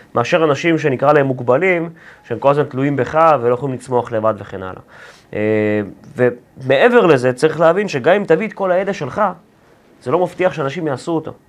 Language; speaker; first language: Hebrew; native; Hebrew